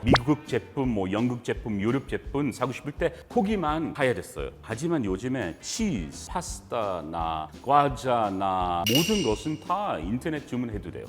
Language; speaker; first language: Korean; non-native, learner; English